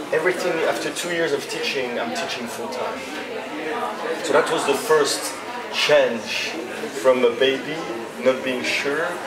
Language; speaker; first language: English; non-native, fluent; French